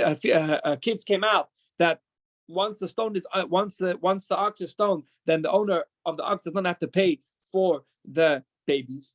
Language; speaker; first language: English; non-native, fluent; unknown